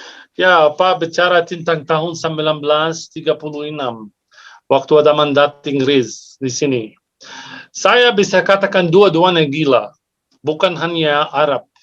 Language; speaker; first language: Indonesian; non-native, fluent; Arabic